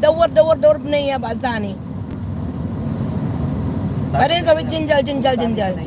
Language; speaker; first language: Arabic; non-native, learner; Hiligaynon